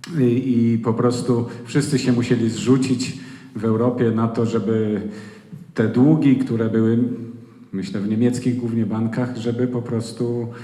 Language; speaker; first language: Polish; native; Polish